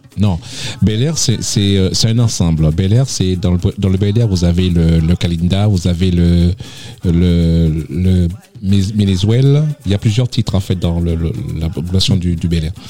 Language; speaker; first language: French; native; French